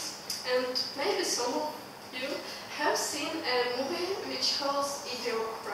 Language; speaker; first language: English; non-native, learner; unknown